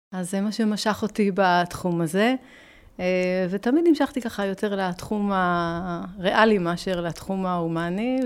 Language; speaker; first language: Hebrew; early bilingual, other home language; French